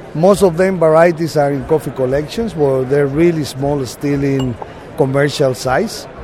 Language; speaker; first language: English; non-native, fluent; Spanish